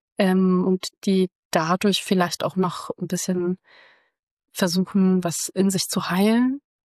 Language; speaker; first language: German; early bilingual, other home language; Croatian